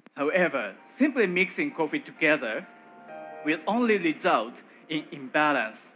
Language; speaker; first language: English; non-native, learner; Japanese